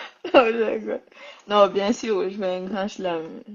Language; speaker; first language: French; non-native, learner; Rundi